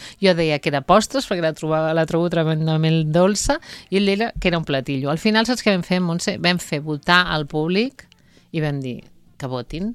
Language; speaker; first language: Catalan; native; Catalan